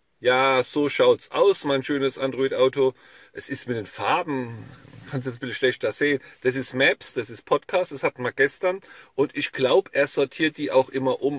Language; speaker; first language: German; native; German